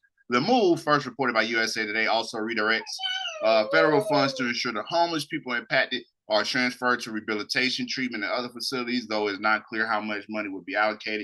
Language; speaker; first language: English; native; English